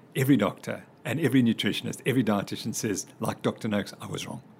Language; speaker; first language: English; native; English